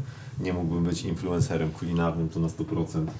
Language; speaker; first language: Polish; native; Polish